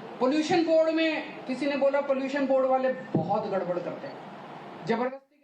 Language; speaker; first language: Hindi; native; Hindi